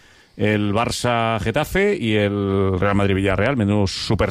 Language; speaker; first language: Spanish; native; Spanish